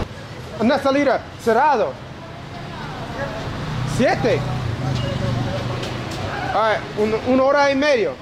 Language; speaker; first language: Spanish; non-native, learner; English